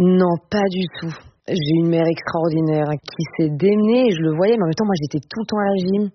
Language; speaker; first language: French; native; French